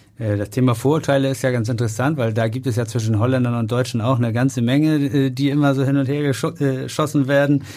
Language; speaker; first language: German; native; German